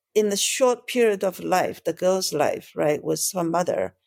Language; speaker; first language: English; non-native, fluent; Chinese